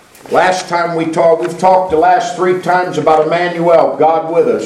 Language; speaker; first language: English; native; English